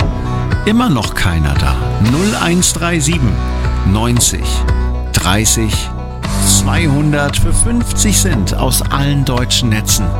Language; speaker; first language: German; native; German